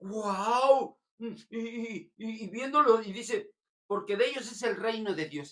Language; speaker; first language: Spanish; native; Spanish